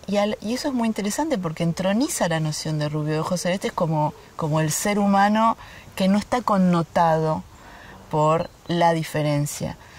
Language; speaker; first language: Spanish; native; Spanish